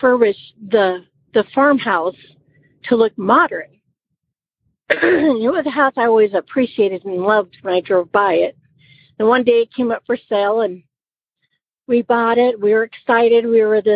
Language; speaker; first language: English; native; English